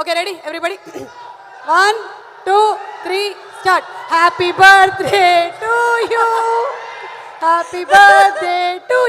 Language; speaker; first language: Telugu; native; Telugu